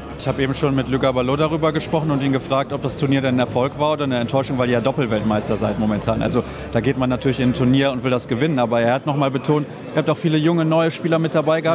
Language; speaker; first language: German; native; German